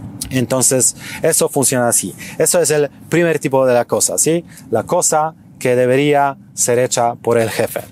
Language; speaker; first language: Spanish; non-native, fluent; Polish